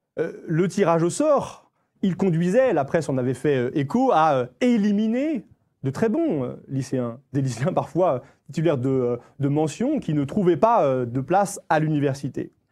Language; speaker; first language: French; native; French